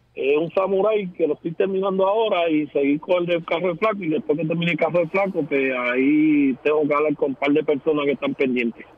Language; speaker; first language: Spanish; native; Spanish